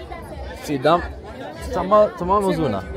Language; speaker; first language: Spanish; non-native, learner; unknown